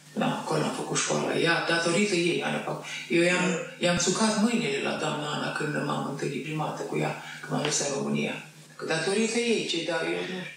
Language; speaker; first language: Romanian; native; Romanian